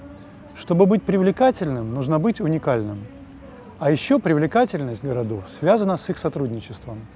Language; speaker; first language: Russian; native; Russian